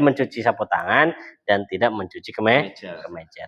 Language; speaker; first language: Indonesian; native; Indonesian